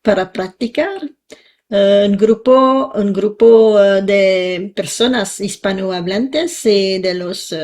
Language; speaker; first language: Spanish; non-native, learner; French